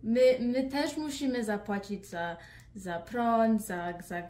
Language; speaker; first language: Polish; early bilingual, heritage; Polish